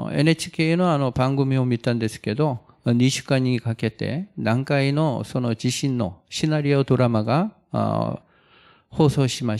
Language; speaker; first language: Japanese; non-native, fluent; Korean